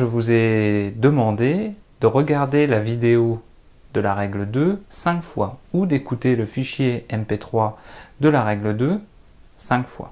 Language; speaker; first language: French; native; French